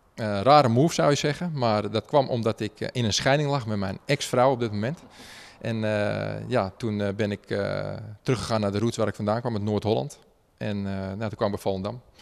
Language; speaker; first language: Dutch; native; Dutch